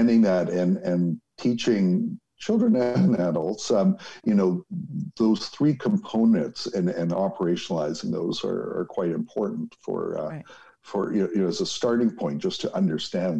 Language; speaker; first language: English; native; English